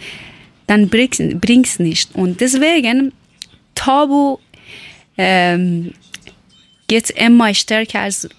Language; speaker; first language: German; non-native, learner; Persian